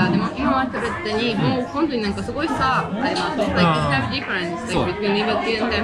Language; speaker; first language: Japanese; non-native, learner; Ukrainian